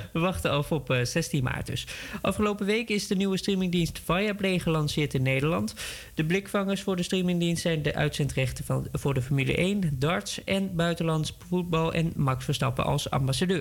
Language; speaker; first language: Dutch; native; Dutch